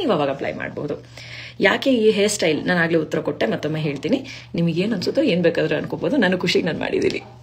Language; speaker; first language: Kannada; non-native, local second language; Kodava